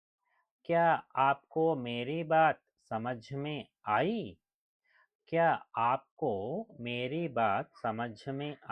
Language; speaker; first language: Hindi; non-native, local second language; Telugu